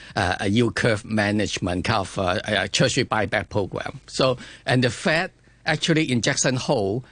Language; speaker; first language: English; non-native, fluent; Chinese